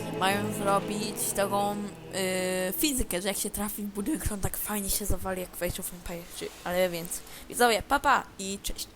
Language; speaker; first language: Polish; native; Polish